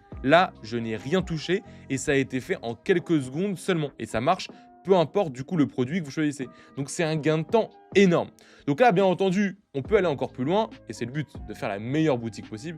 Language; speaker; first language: French; native; French